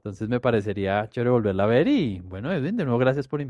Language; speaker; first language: Spanish; native; Spanish